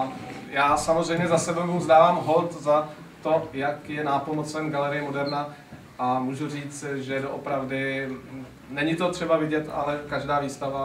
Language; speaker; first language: Czech; native; Czech